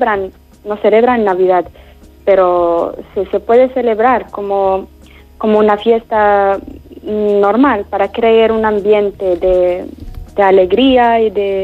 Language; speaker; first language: Spanish; non-native, fluent; Arabic